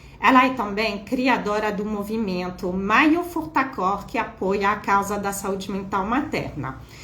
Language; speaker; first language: Portuguese; non-native, fluent; French